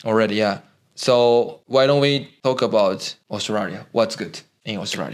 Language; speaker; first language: English; non-native, learner; Japanese